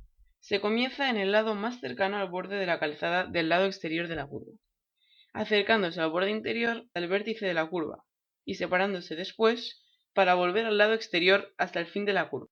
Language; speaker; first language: Spanish; native; Spanish